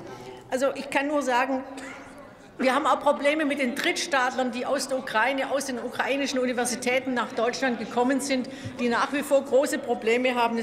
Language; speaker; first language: German; native; German